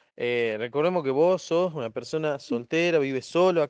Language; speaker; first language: Spanish; native; Spanish